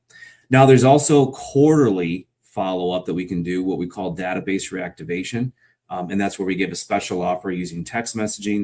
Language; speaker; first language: English; native; English